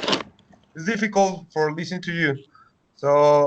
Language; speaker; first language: English; non-native, learner; Spanish